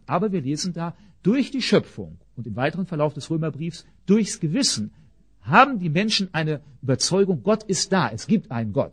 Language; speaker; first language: German; native; German